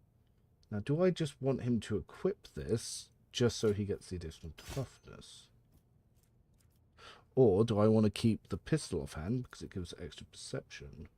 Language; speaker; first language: English; native; English